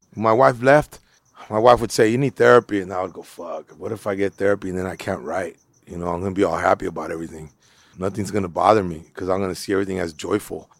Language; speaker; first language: English; native; English